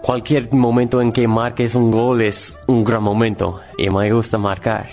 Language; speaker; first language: Spanish; non-native, fluent; English